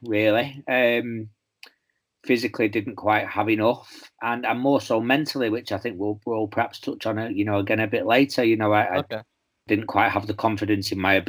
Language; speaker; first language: English; native; English